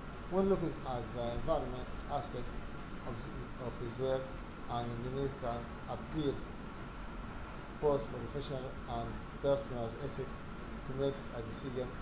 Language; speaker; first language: English; non-native, fluent; Arabic